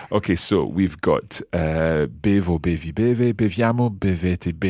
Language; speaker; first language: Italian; non-native, fluent; English